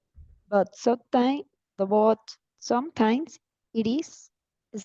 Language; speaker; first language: English; non-native, learner; Spanish